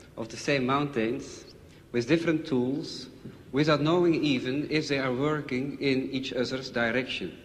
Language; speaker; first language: English; non-native, fluent; Dutch